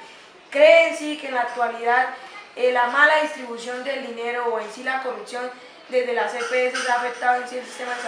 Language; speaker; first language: Spanish; native; Spanish